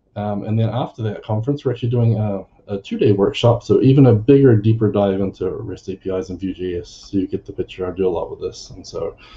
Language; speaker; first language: English; native; English